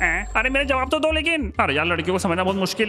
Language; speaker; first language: Hindi; native; Hindi